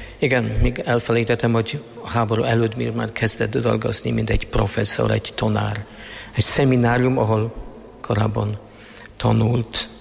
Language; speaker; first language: Hungarian; non-native, fluent; Polish